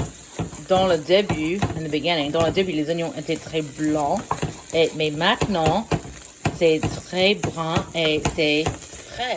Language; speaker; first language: French; non-native, fluent; English